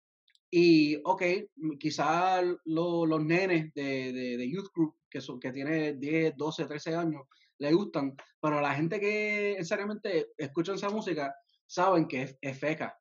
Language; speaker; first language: Spanish; early bilingual, heritage; Spanish